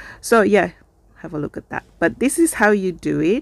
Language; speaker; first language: English; non-native, fluent; Indonesian